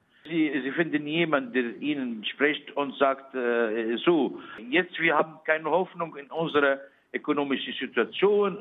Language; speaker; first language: German; non-native, learner; Arabic